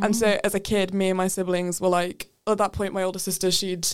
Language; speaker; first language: English; native; English